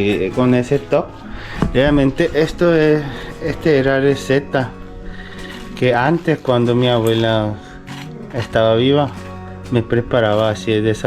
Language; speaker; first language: Spanish; non-native, fluent; Korean